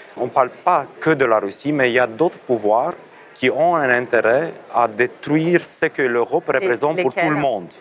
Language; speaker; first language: French; non-native, fluent; Romanian